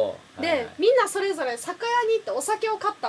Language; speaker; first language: Japanese; native; Japanese